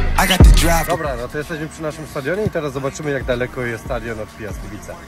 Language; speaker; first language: Polish; native; Polish